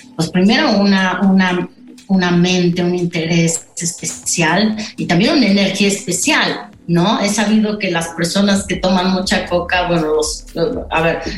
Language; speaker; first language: Spanish; native; Spanish